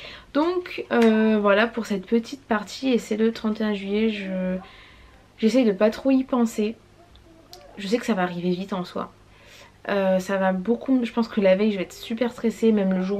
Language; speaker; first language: French; native; French